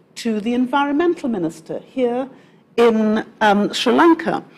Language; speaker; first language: English; native; English